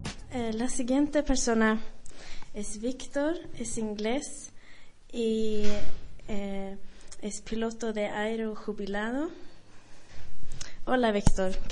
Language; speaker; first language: Spanish; non-native, fluent; Swedish